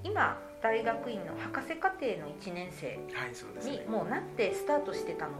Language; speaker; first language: Japanese; native; Japanese